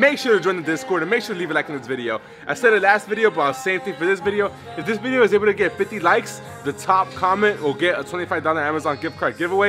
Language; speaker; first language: English; native; English